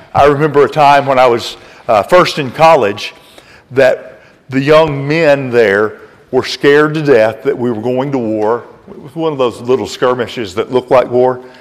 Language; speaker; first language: English; native; English